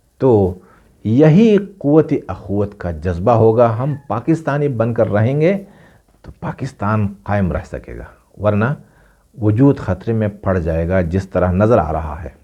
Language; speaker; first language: Urdu; non-native, local second language; Pashto